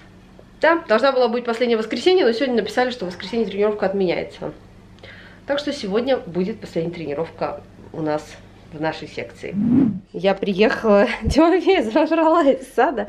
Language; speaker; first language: Russian; native; Russian